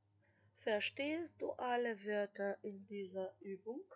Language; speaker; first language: German; non-native, fluent; Macedonian